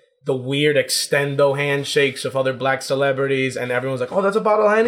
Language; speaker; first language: English; non-native, local second language; Spanish